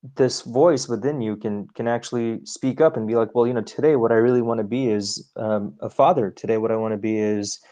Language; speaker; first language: English; early bilingual, other home language; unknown